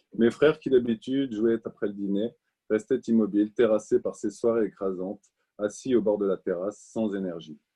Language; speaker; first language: French; native; French